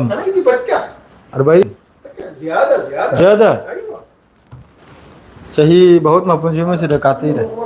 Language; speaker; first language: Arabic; non-native, learner; Manipuri